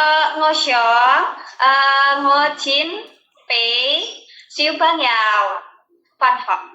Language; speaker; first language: Cantonese; non-native, learner; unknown